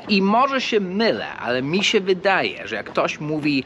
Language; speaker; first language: Polish; non-native, fluent; English